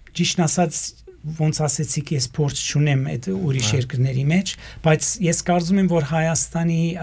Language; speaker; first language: Armenian; early bilingual, heritage; Armenian